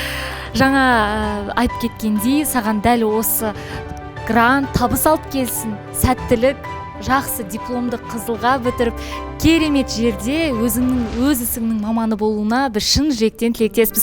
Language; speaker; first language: Kazakh; native; Kazakh